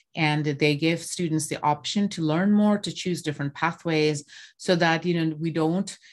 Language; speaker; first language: English; non-native, local second language; Bangla